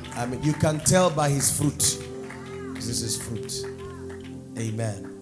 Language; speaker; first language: English; non-native, local second language; Akan